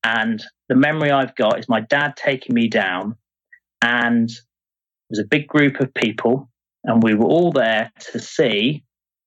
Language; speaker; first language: English; native; English